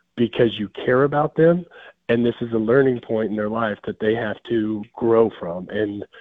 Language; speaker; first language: English; native; English